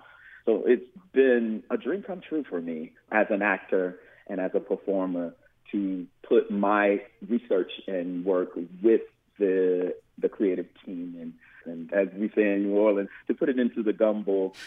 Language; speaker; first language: English; native; English